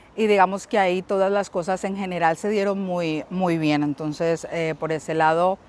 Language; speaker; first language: Spanish; native; Spanish